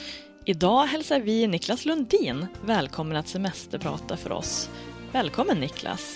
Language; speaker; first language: Swedish; native; Swedish